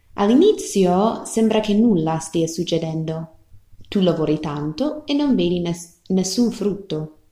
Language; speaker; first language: Italian; non-native, fluent; English